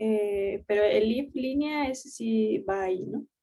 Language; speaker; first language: Spanish; native; Spanish